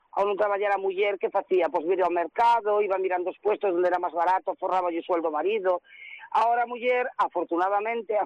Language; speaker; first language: Galician; native; Galician